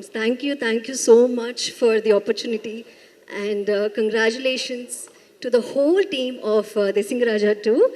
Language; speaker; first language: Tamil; non-native, fluent; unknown